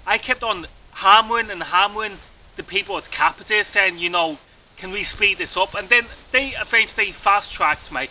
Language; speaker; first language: English; native; English